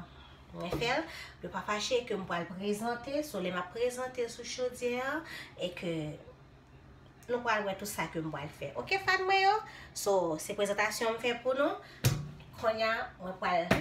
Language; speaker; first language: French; non-native, local second language; Haitian Creole